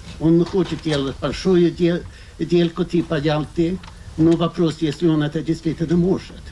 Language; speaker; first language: Russian; non-native, fluent; Swedish